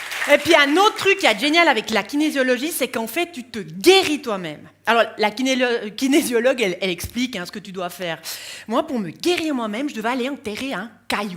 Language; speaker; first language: French; native; French